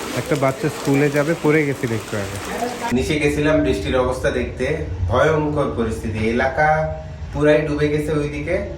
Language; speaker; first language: Bangla; early bilingual, heritage; Bangla